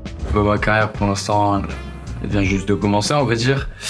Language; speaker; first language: French; native; French